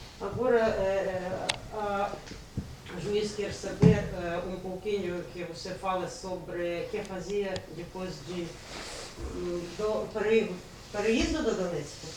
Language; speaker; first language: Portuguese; non-native, learner; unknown